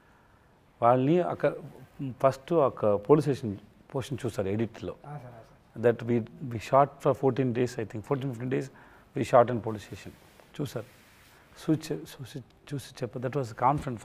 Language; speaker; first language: Telugu; non-native, local second language; Tamil